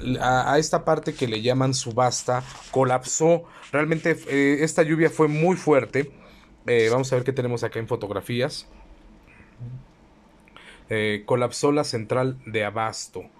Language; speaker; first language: Spanish; native; Spanish